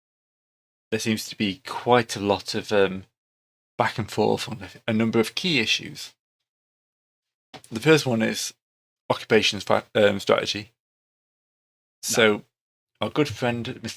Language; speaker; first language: English; native; English